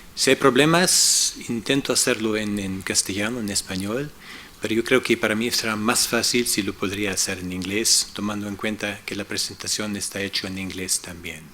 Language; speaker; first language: Spanish; non-native, fluent; German